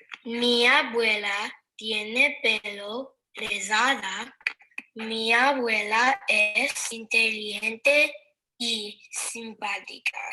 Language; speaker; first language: Spanish; non-native, learner; English